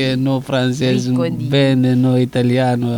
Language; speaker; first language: Italian; non-native, learner; Susu